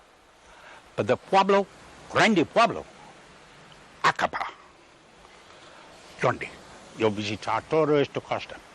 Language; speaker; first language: Spanish; non-native, learner; English